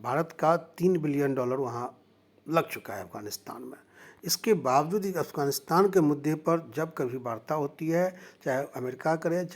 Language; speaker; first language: Hindi; native; Hindi